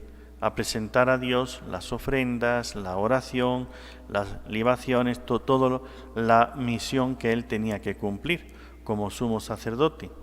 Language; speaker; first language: Spanish; native; Spanish